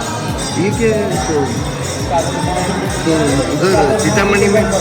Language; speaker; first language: Hindi; non-native, local second language; Bangla